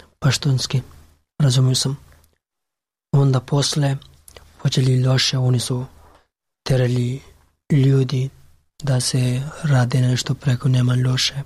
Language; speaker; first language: Serbian; non-native, learner; Pashto